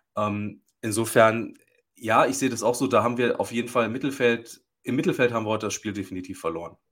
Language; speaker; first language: German; native; German